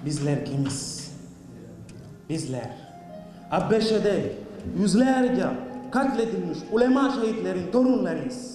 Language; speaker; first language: Turkish; non-native, fluent; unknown